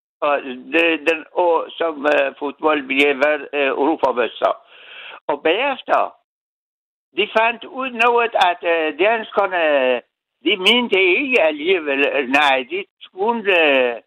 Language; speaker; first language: Danish; non-native, learner; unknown